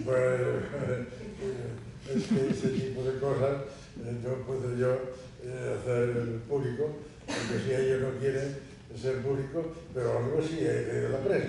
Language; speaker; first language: Spanish; native; Spanish